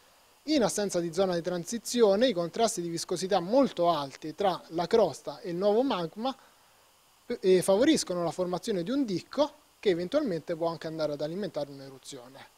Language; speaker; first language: Italian; native; Italian